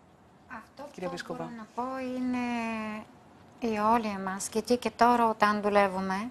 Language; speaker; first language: Greek; non-native, fluent; Bulgarian